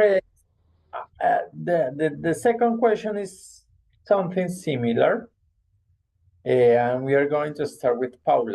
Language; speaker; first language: English; non-native, fluent; Spanish